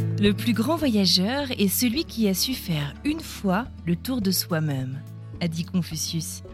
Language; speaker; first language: French; native; French